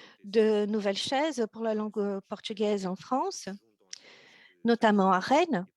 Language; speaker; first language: French; non-native, fluent; Portuguese